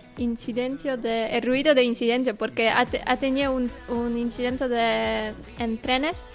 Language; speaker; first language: Spanish; non-native, learner; Polish